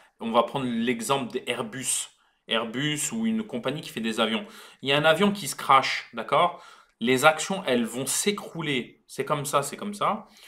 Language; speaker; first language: French; native; French